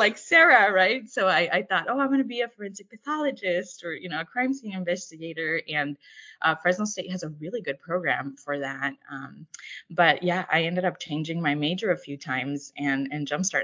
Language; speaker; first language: English; early bilingual, other home language; Spanish